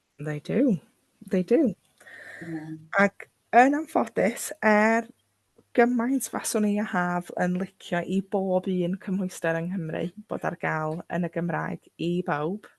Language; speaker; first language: Welsh; non-native, local second language; English